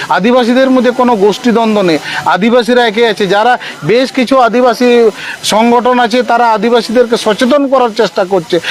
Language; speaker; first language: Bangla; non-native, local second language; Santali